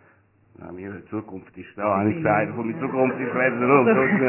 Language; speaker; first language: German; non-native, learner; Italian